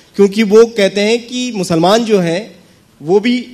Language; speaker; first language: Hindi; native; Hindi